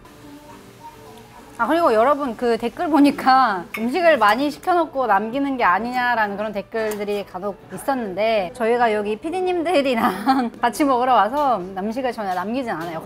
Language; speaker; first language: Korean; non-native, fluent; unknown